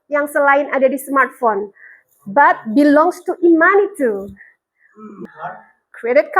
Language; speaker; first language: English; non-native, fluent; Indonesian